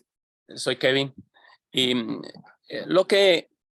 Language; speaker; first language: Spanish; non-native, fluent; English